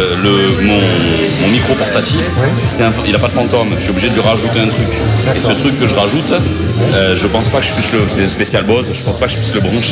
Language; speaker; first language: French; native; French